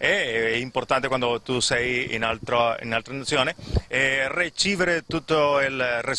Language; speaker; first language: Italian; non-native, learner; Spanish